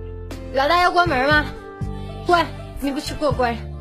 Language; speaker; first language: Chinese; native; Chinese